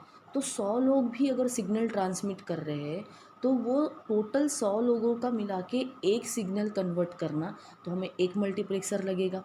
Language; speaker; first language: Hindi; non-native, local second language; Marathi